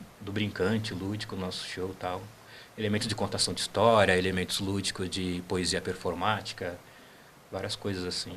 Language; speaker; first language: Portuguese; native; Portuguese